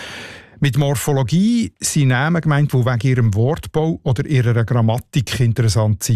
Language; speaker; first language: German; native; German